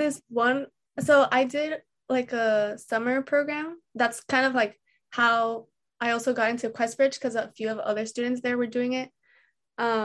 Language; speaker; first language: English; native; English